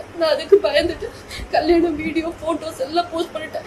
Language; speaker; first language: Tamil; non-native, local second language; Kannada